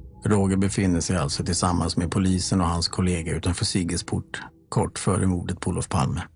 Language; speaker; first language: Swedish; native; Swedish